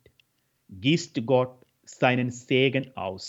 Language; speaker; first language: German; non-native, fluent; Malayalam